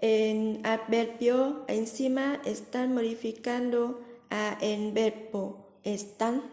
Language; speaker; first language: Spanish; non-native, learner; Vietnamese